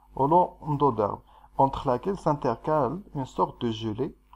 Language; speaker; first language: French; non-native, local second language; Arabic